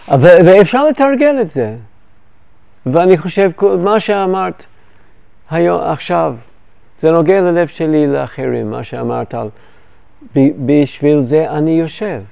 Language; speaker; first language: Hebrew; non-native, fluent; English